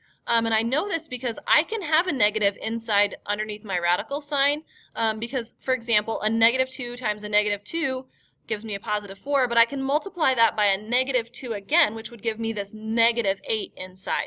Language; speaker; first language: English; native; English